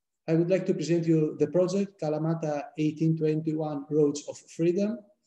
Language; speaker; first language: English; non-native, fluent; Greek